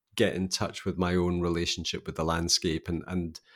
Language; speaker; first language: English; native; English